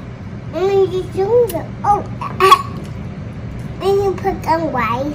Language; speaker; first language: Vietnamese; early bilingual, heritage; Vietnamese